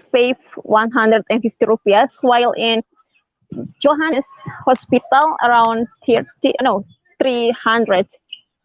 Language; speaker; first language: English; non-native, learner; Indonesian